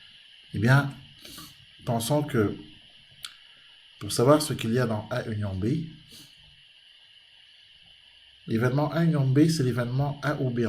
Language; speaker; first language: French; native; French